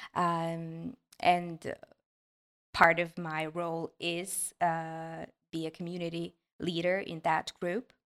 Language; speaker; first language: English; non-native, fluent; Ukrainian